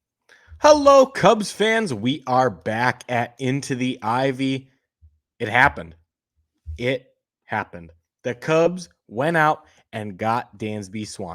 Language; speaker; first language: English; native; English